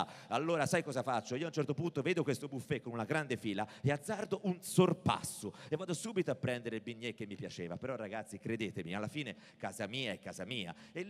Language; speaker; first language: Italian; native; Italian